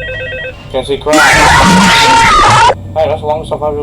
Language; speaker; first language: English; native; English